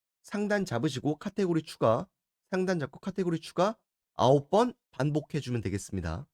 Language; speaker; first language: Korean; native; Korean